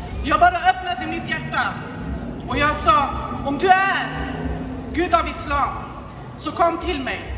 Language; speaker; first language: Swedish; non-native, fluent; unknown